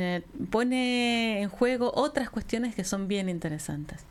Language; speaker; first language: Spanish; native; Spanish